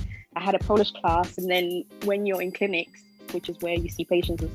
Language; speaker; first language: English; non-native, local second language; Akan